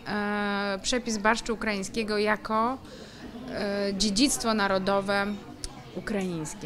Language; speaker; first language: Polish; non-native, fluent; Ukrainian